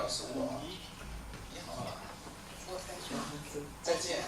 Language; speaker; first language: Chinese; non-native, learner; French